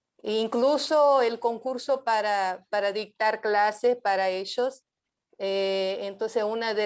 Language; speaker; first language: Spanish; non-native, fluent; Portuguese